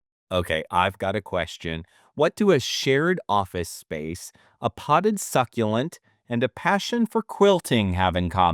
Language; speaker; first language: English; native; English